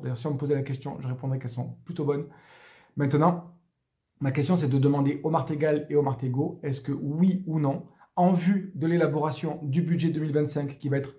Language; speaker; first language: French; native; French